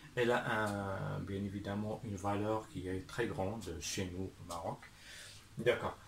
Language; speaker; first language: French; non-native, local second language; Arabic